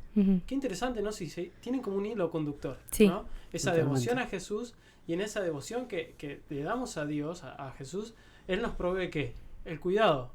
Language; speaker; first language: Spanish; native; Spanish